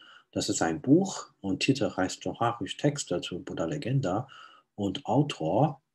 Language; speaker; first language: German; non-native, fluent; Chinese